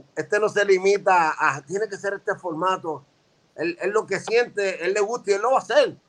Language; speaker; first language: Spanish; native; Spanish